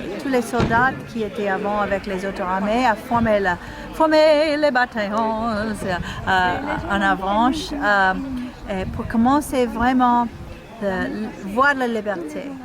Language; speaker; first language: French; non-native, learner; English